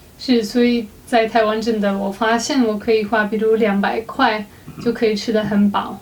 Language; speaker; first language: Chinese; non-native, fluent; Polish